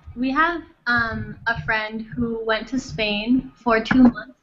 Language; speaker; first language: English; non-native, fluent; Thai